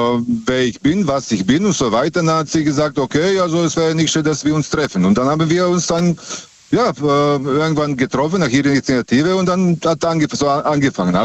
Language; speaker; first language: German; native; German